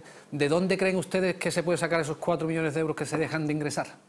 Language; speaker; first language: Spanish; native; Spanish